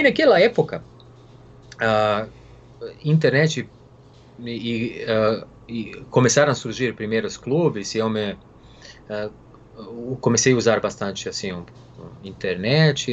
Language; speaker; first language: Portuguese; non-native, fluent; Serbian